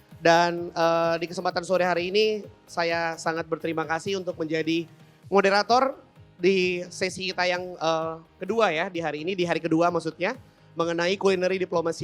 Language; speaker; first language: Indonesian; native; Indonesian